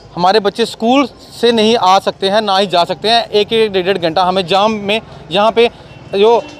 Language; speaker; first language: Hindi; native; Hindi